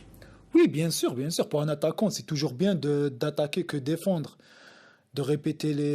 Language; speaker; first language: French; native; French